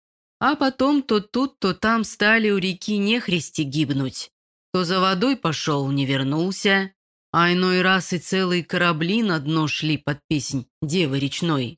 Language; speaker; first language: Russian; native; Russian